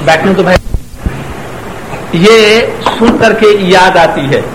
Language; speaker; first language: Hindi; non-native, local second language; Bangla